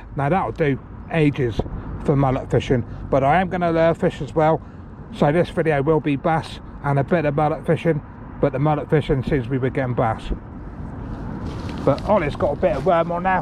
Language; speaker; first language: English; native; English